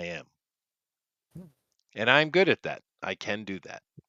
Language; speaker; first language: English; native; English